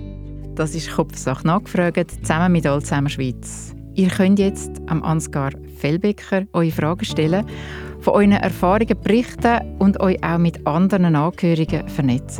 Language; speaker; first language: German; native; German